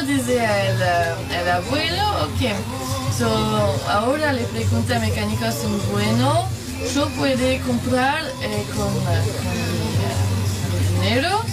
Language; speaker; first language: Spanish; non-native, learner; French